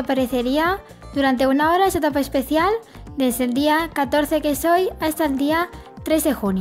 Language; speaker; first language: Spanish; native; Spanish